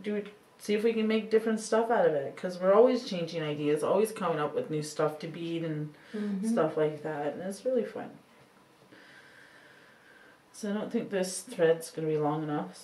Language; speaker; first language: English; native; English